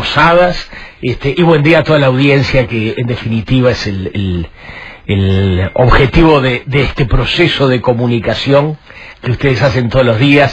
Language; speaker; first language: Spanish; native; Spanish